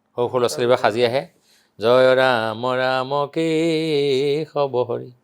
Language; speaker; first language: Assamese; native; Assamese